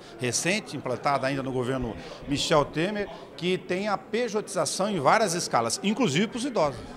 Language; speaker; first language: Portuguese; native; Portuguese